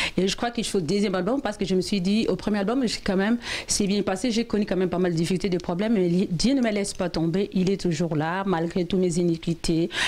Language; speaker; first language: French; non-native, local second language; Lingala